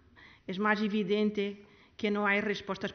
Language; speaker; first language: Spanish; non-native, learner; Portuguese